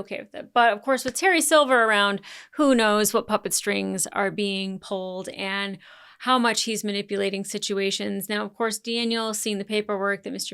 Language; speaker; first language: English; native; English